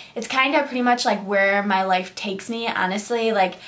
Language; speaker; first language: English; native; English